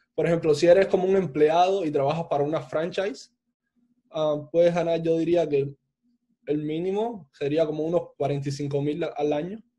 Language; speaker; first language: Spanish; native; Spanish